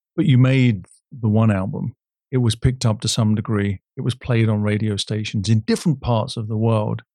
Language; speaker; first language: English; native; English